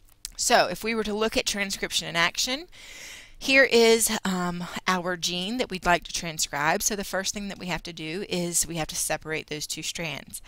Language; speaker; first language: English; native; English